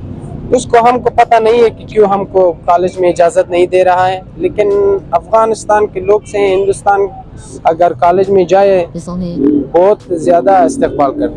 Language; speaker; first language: Hindi; non-native, local second language; Pashto